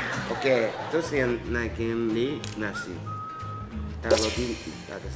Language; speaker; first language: Indonesian; non-native, fluent; Japanese